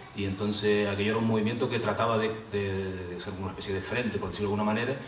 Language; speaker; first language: Spanish; native; Spanish